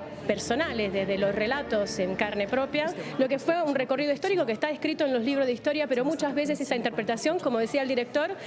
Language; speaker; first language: Spanish; native; Spanish